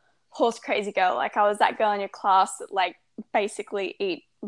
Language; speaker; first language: English; native; English